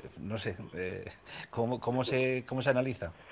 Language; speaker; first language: Spanish; native; Spanish